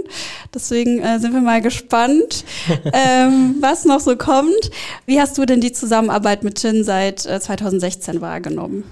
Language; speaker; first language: German; native; German